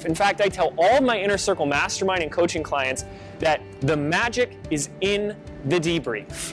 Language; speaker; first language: English; native; English